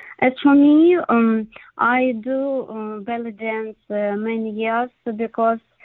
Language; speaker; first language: English; non-native, learner; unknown